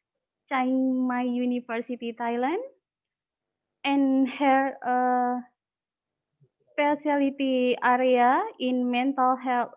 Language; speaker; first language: English; non-native, learner; Indonesian